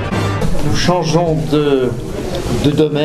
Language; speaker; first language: French; native; French